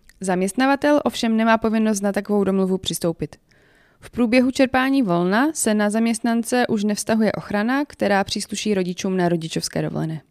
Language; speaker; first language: Czech; native; Czech